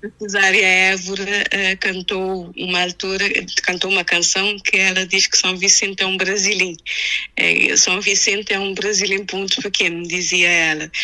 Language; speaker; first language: Portuguese; non-native, local second language; Kabuverdianu